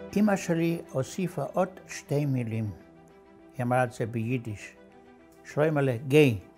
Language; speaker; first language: Hebrew; non-native, fluent; German